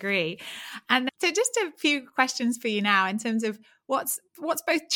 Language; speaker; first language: English; native; English